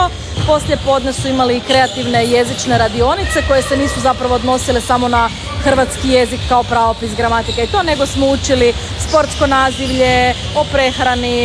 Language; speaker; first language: Serbian; native; Serbian